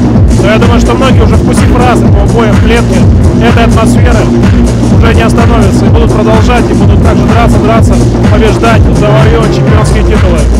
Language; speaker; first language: Russian; native; Russian